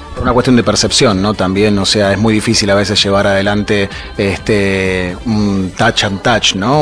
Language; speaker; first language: Spanish; native; Spanish